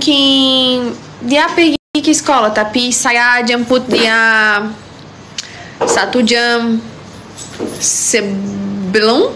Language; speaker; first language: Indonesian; non-native, learner; Portuguese